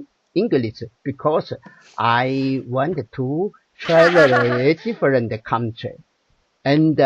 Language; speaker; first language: English; non-native, learner; Chinese